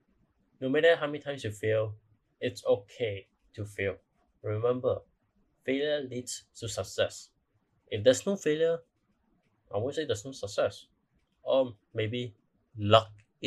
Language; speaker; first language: English; non-native, local second language; Chinese